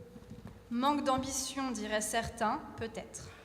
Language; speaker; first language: French; native; French